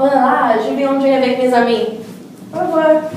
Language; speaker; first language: French; non-native, learner; English